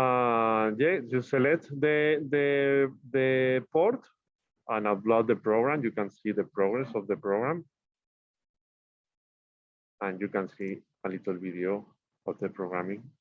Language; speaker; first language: English; non-native, learner; Spanish